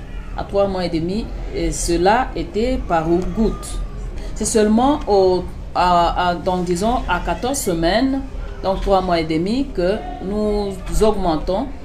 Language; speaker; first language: French; non-native, local second language; Swahili